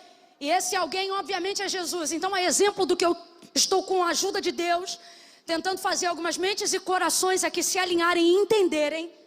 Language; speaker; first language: Portuguese; native; Portuguese